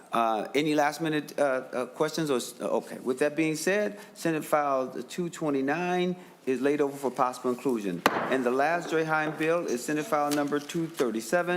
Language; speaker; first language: English; native; English